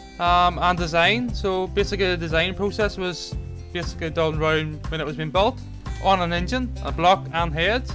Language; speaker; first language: English; native; English